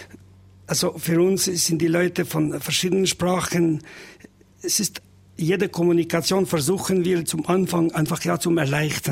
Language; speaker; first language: German; non-native, learner; Albanian